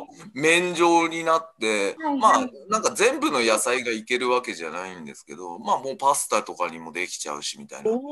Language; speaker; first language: Japanese; native; Japanese